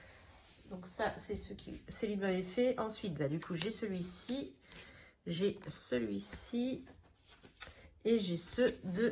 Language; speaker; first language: French; native; French